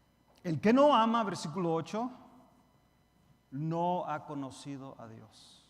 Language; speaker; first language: Spanish; early bilingual, heritage; Spanish